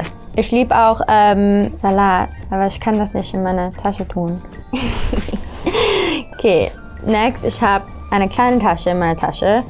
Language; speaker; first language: German; early bilingual, heritage; English